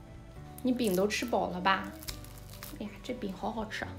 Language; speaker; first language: Chinese; native; Chinese